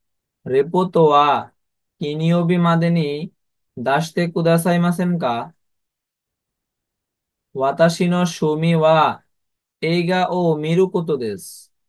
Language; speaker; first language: Japanese; non-native, fluent; Bangla